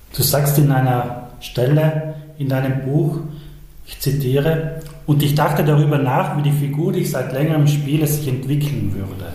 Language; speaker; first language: German; native; German